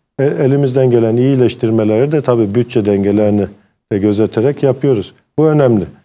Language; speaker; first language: Turkish; early bilingual, heritage; Turkish